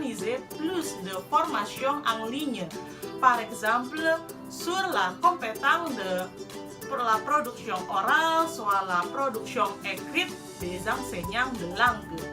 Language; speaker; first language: French; non-native, fluent; Indonesian